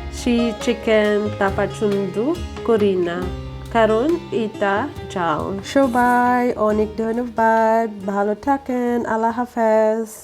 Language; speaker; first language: Bangla; non-native, learner; Filipino